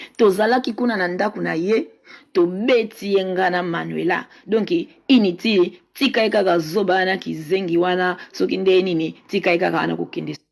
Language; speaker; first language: Lingala; non-native, fluent; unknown